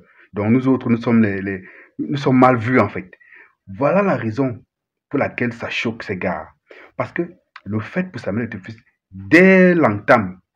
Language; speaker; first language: French; native; French